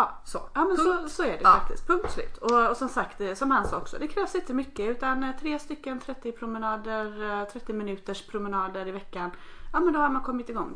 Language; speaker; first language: Swedish; native; Swedish